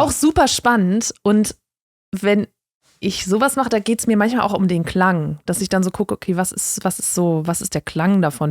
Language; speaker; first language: German; native; German